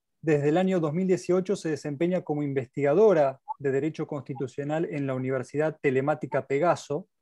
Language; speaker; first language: Spanish; native; Spanish